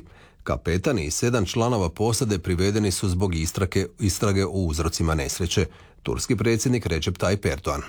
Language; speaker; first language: Serbian; native; Serbian